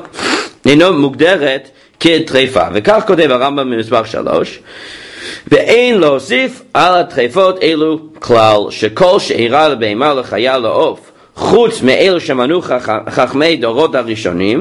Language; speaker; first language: Hebrew; non-native, fluent; English